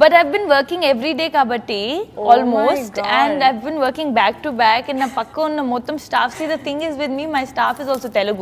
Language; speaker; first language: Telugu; non-native, fluent; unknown